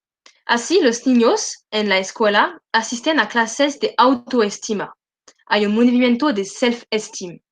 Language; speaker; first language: Spanish; non-native, learner; French